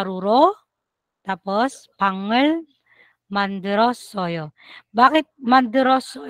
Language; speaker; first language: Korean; non-native, fluent; Filipino